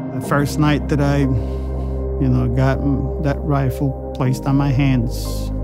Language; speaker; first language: English; early bilingual, other home language; Spanish